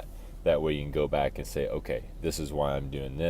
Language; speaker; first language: English; native; English